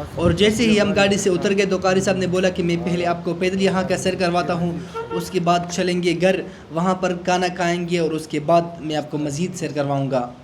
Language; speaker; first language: Urdu; non-native, local second language; Pashto